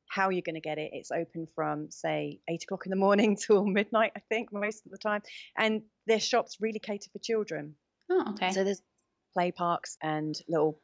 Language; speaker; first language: English; native; English